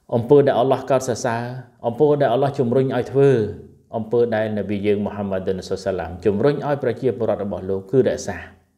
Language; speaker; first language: Khmer; non-native, local second language; Eastern Cham